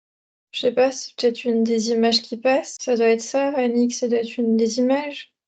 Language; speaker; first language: French; native; French